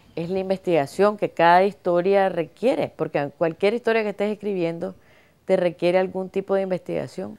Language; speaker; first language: Spanish; native; Spanish